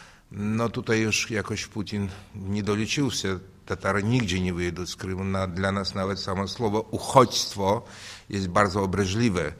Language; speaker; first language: Polish; non-native, learner; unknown